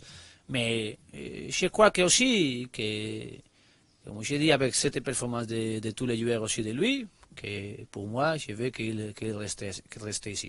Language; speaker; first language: French; non-native, learner; Spanish